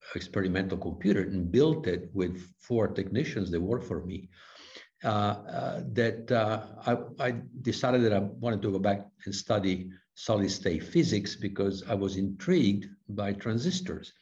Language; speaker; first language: English; non-native, fluent; Italian